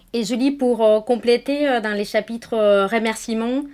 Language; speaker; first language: French; non-native, fluent; Spanish